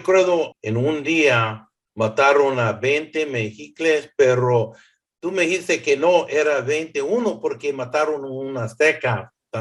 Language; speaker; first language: Spanish; early bilingual, heritage; English